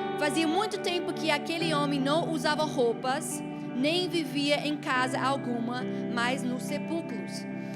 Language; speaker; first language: Portuguese; non-native, fluent; English